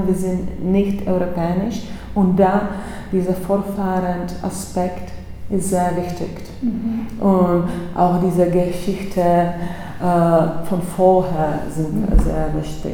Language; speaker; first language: German; non-native, fluent; Czech